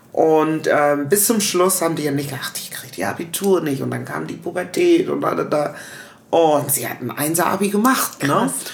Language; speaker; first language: German; early bilingual, other home language; English